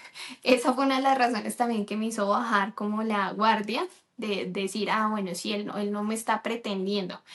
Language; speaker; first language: Spanish; native; Spanish